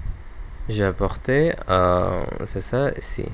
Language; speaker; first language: French; non-native, learner; English